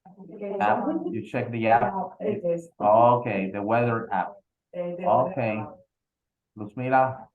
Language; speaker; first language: English; non-native, fluent; Spanish